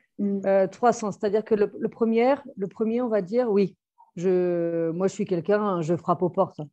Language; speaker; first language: French; native; French